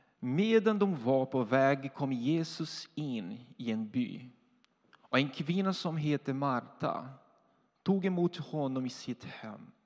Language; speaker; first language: Swedish; non-native, fluent; Portuguese